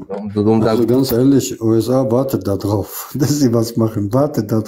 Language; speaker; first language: German; non-native, fluent; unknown